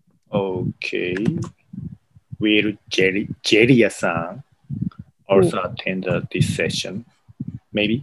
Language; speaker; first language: English; non-native, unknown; Japanese